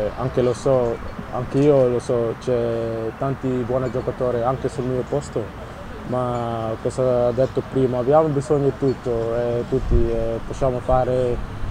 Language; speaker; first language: Italian; non-native, learner; Dutch